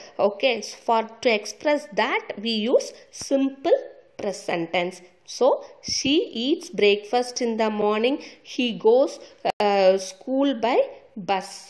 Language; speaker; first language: English; non-native, local second language; Tamil